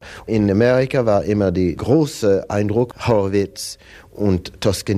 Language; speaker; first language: German; non-native, learner; English